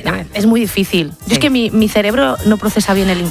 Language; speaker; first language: Spanish; native; Spanish